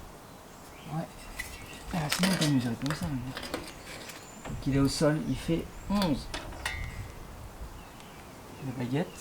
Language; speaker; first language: French; native; French